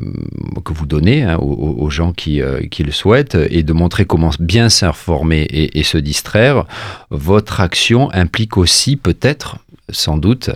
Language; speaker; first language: French; native; French